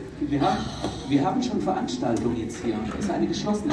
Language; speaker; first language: German; native; German